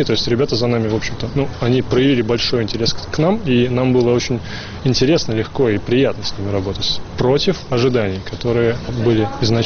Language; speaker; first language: Russian; native; Russian